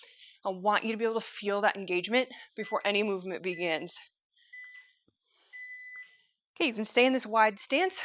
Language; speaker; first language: English; native; English